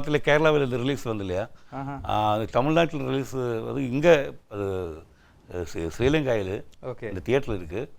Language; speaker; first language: Tamil; non-native, learner; Malayalam